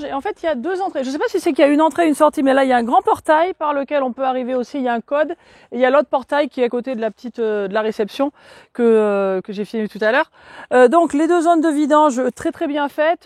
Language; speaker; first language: French; native; French